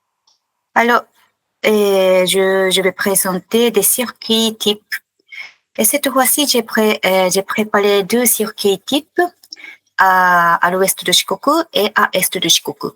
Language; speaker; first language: French; non-native, fluent; Japanese